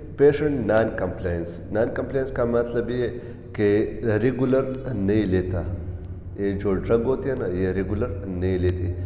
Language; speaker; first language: Urdu; non-native, local second language; Pashto